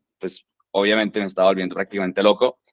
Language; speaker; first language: Spanish; native; Spanish